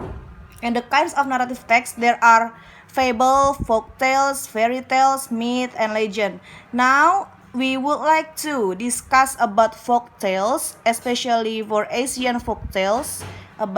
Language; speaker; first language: English; non-native, learner; Indonesian